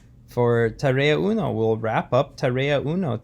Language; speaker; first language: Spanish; non-native, fluent; English